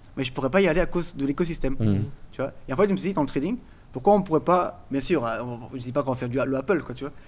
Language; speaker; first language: French; non-native, fluent; Portuguese